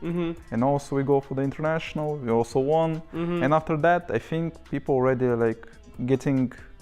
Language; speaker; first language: English; non-native, learner; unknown